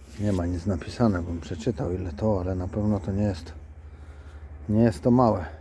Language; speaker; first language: Polish; native; Polish